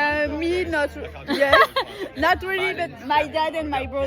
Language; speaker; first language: English; non-native, learner; French